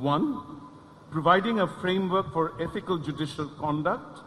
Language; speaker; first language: English; non-native, local second language; Bangla